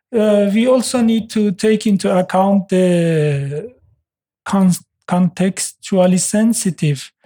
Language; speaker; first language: English; non-native, fluent; Persian